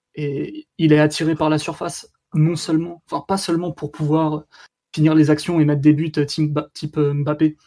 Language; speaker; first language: French; native; French